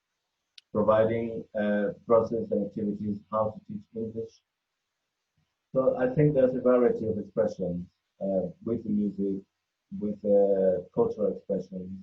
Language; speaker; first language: English; non-native, fluent; Spanish